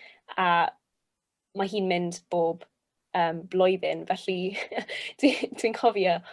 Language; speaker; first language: Welsh; non-native, local second language; English